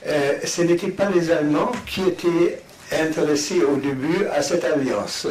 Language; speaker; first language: French; non-native, fluent; German